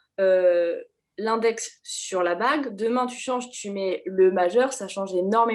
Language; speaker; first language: French; native; French